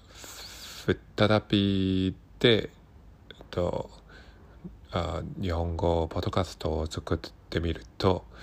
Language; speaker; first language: Japanese; non-native, learner; Cantonese